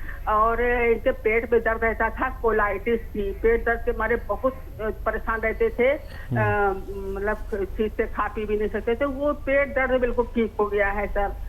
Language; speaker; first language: Hindi; native; Hindi